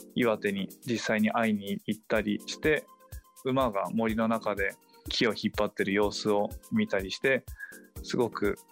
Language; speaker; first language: Japanese; native; Japanese